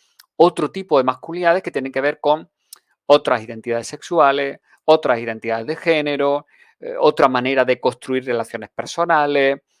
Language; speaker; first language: Spanish; native; Spanish